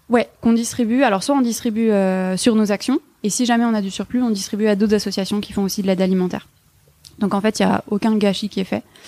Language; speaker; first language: French; native; French